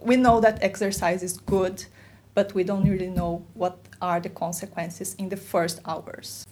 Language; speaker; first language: English; non-native, fluent; Portuguese